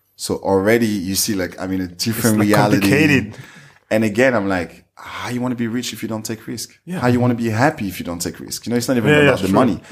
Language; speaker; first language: English; non-native, fluent; French